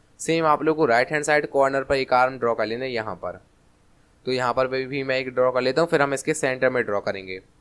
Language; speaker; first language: Hindi; native; Hindi